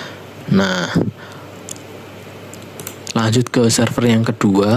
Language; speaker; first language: Indonesian; native; Indonesian